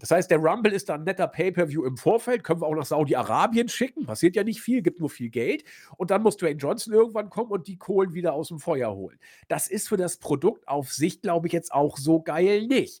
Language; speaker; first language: German; native; German